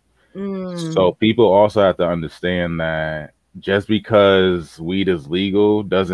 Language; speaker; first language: English; native; English